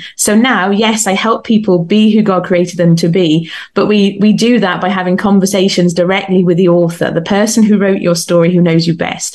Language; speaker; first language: English; native; English